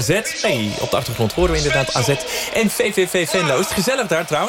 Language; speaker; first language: Dutch; native; Dutch